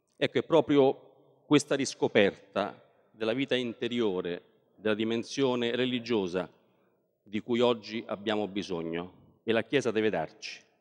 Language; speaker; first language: Italian; native; Italian